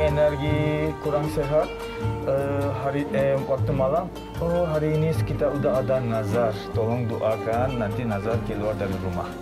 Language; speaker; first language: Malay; non-native, fluent; Turkish